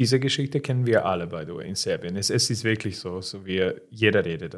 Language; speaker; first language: German; non-native, fluent; Serbian